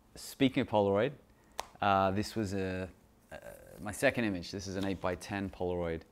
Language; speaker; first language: English; native; English